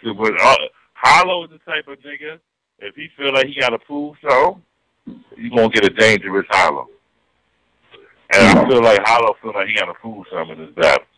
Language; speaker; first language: English; native; English